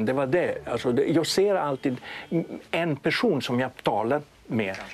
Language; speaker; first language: Swedish; non-native, fluent; Greek